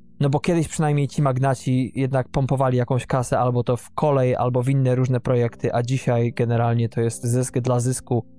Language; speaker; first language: Polish; native; Polish